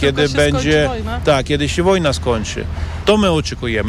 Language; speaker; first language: Polish; non-native, learner; Ukrainian